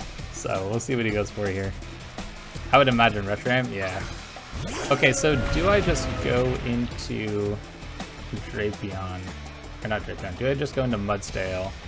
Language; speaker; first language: English; native; English